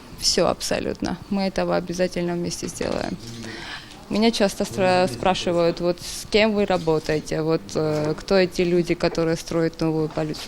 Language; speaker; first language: Russian; non-native, fluent; Georgian